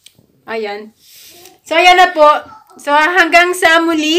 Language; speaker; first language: Filipino; non-native, local second language; Hiligaynon